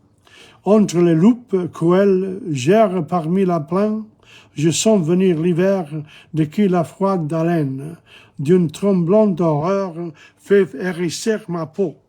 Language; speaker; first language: French; non-native, fluent; English